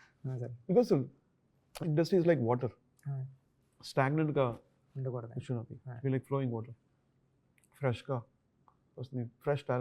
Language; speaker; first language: Telugu; non-native, learner; Tamil